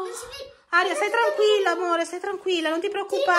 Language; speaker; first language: Italian; native; Italian